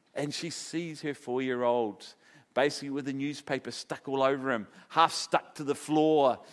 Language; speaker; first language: English; native; English